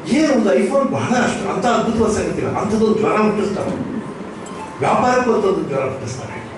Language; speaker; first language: Kannada; native; Kannada